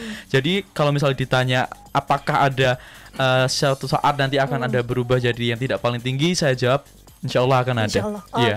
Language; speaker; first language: Indonesian; native; Indonesian